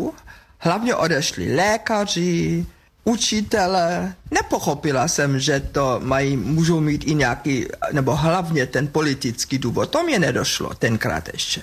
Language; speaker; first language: Czech; non-native, fluent; German